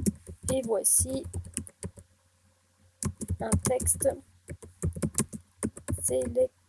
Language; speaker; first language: French; native; French